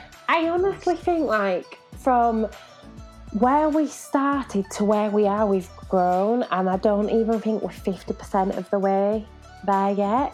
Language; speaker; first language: English; native; English